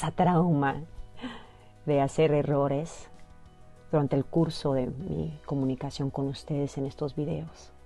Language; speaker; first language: Spanish; early bilingual, heritage; Spanish